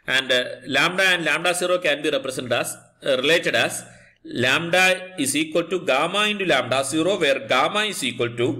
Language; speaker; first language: English; non-native, local second language; Malayalam